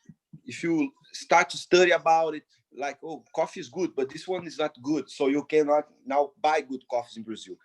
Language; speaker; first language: English; non-native, fluent; Portuguese